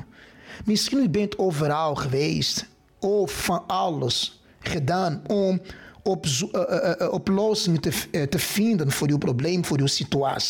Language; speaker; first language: Dutch; non-native, fluent; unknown